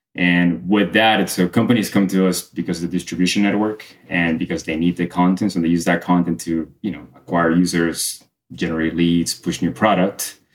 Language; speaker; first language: English; early bilingual, other home language; Spanish